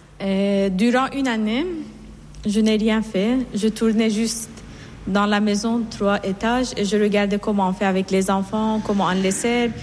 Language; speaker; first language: French; non-native, fluent; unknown